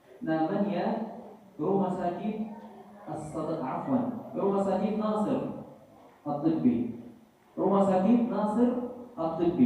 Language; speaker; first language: Indonesian; non-native, fluent; Arabic